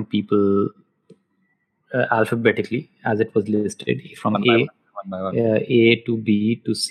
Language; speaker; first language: English; non-native, local second language; Hindi